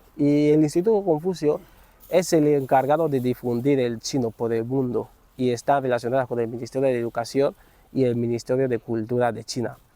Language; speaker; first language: Spanish; native; Spanish